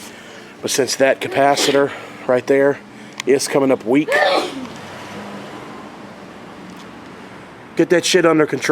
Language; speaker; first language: English; native; English